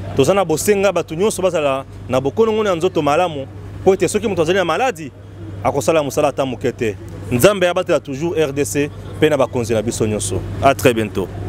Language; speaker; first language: Lingala; native; Lingala